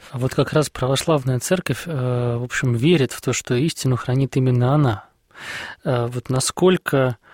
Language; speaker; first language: Russian; native; Russian